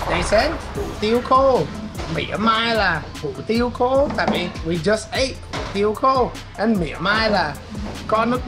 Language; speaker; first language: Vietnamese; non-native, learner; English